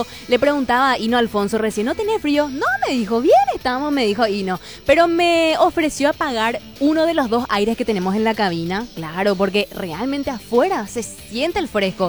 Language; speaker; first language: Spanish; native; Spanish